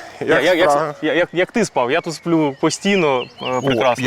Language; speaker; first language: Ukrainian; native; Ukrainian